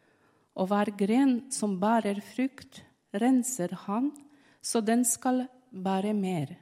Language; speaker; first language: Norwegian; non-native, fluent; Polish